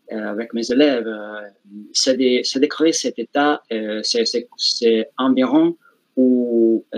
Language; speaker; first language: French; non-native, fluent; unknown